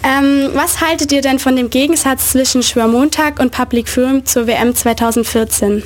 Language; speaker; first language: German; native; German